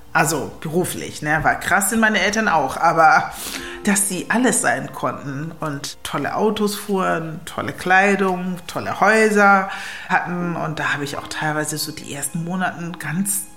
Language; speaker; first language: German; early bilingual, other home language; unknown